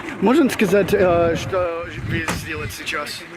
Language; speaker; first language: Russian; non-native, learner; English